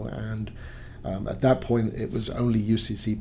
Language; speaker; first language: English; native; English